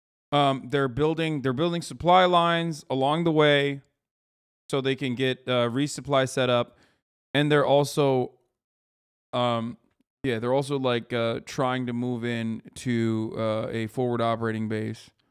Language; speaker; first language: English; early bilingual, other home language; Turkish